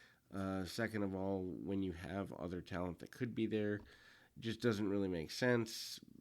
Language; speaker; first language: English; native; English